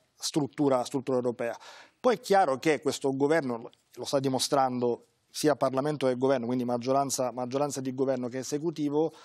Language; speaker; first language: Italian; native; Italian